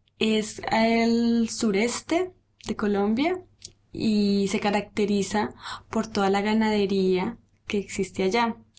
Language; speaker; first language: Spanish; native; Spanish